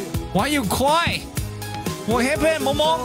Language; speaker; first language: English; non-native, learner; Chinese